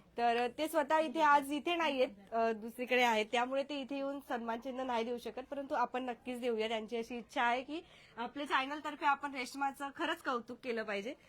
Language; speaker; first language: Marathi; native; Marathi